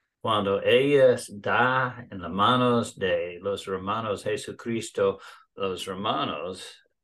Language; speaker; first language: Spanish; non-native, learner; English